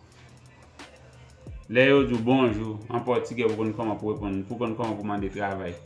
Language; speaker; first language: French; non-native, local second language; Haitian Creole